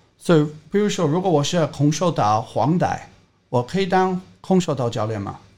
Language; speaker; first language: Chinese; non-native, fluent; English